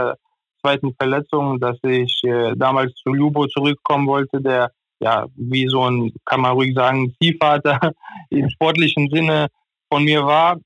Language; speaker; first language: German; non-native, fluent; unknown